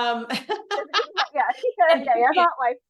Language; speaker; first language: English; native; English